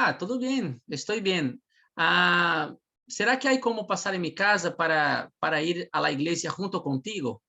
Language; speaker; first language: Spanish; non-native, fluent; Portuguese